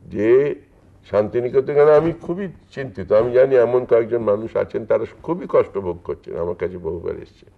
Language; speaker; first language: Bangla; native; Bangla